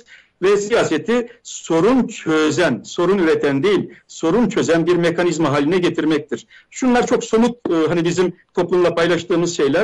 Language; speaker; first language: Turkish; native; Turkish